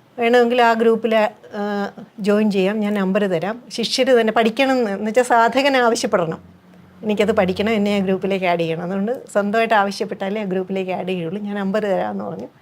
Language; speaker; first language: Malayalam; native; Malayalam